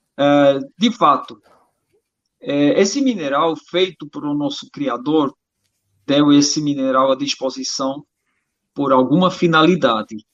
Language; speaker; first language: Portuguese; non-native, fluent; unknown